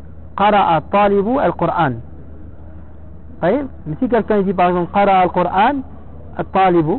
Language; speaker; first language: Arabic; non-native, fluent; French